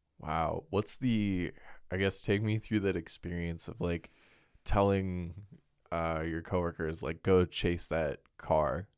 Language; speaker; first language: English; native; English